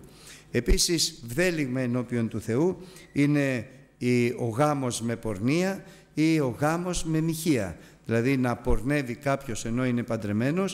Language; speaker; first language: Greek; native; Greek